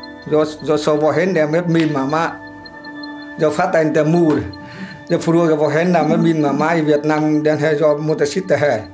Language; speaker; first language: Swedish; non-native, learner; Vietnamese